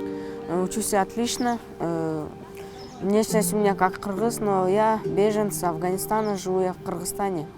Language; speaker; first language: Russian; early bilingual, other home language; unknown